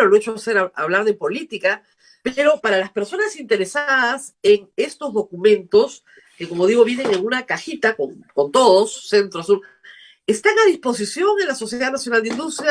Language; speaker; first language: Spanish; native; Spanish